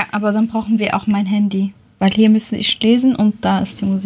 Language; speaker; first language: German; non-native, learner; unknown